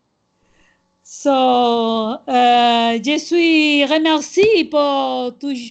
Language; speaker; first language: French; non-native, learner; Catalan